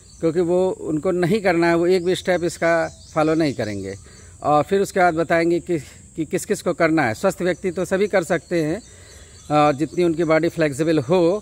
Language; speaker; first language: Hindi; native; Hindi